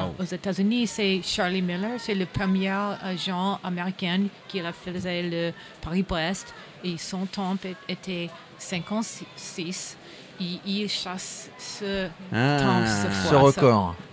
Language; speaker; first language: French; non-native, learner; English